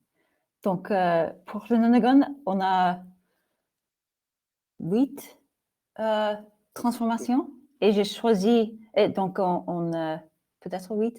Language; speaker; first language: French; non-native, fluent; English